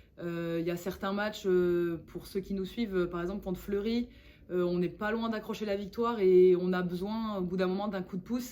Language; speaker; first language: French; native; French